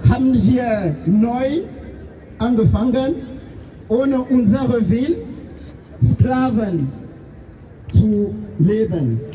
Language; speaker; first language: German; non-native, fluent; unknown